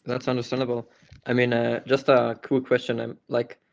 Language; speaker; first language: English; non-native, fluent; Hebrew